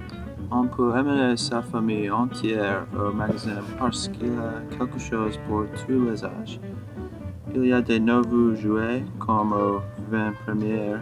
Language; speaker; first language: French; non-native, learner; English